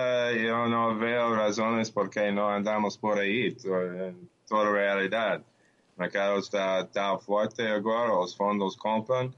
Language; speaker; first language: Portuguese; non-native, learner; Spanish